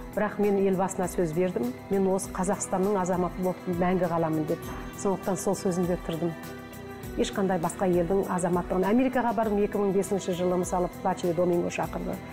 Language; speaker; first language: Kazakh; early bilingual, heritage; Kazakh